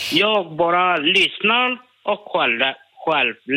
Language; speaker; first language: Swedish; non-native, learner; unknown